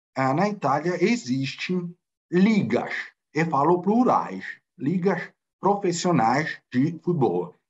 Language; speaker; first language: Portuguese; non-native, fluent; Italian